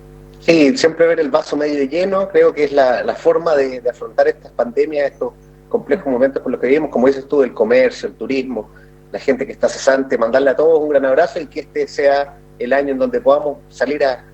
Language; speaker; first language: Spanish; native; Spanish